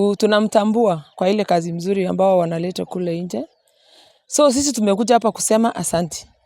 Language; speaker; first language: Swahili; non-native, local second language; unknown